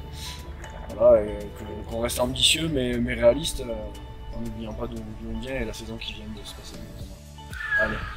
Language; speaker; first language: French; native; French